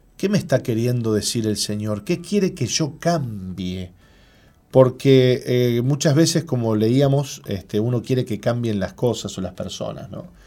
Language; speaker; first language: Spanish; native; Spanish